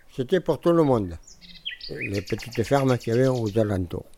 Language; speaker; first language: French; native; French